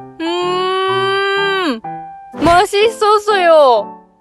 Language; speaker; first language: Korean; non-native, learner; Japanese